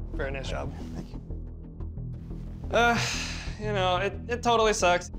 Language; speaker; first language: English; native; English